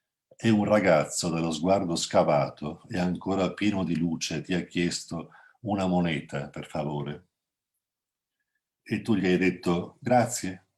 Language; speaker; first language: Italian; native; Italian